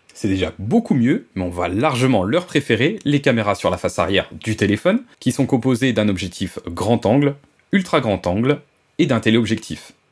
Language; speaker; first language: French; native; French